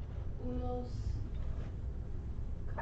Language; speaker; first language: Spanish; non-native, learner; English